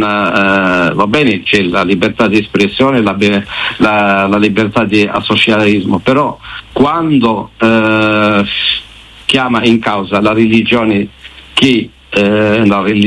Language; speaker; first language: Italian; non-native, fluent; Arabic